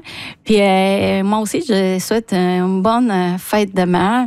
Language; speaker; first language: French; non-native, fluent; Spanish